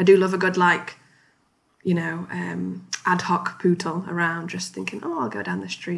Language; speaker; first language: English; native; English